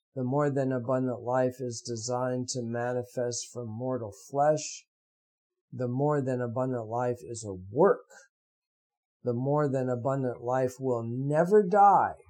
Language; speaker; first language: English; native; English